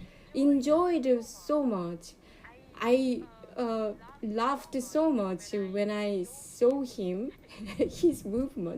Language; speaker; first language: English; non-native, learner; Korean